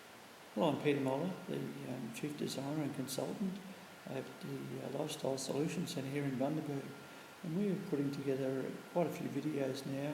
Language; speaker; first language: English; native; English